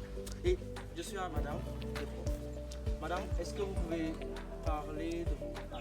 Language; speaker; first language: French; non-native, learner; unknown